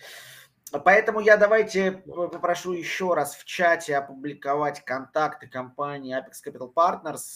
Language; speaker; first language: Russian; native; Russian